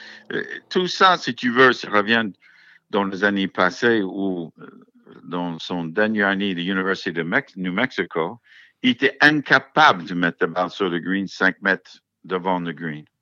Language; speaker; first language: French; non-native, fluent; English